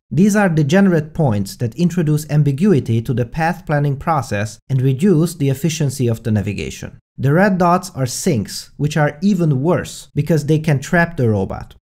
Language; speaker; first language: English; non-native, fluent; Hungarian